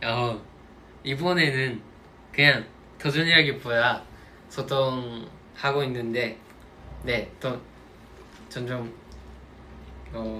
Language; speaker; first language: Korean; non-native, fluent; Japanese